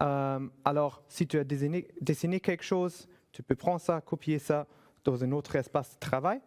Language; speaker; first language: French; non-native, fluent; German